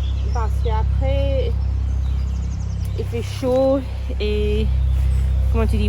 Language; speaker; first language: French; non-native, learner; English